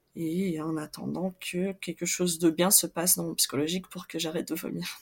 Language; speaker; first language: French; non-native, fluent; Portuguese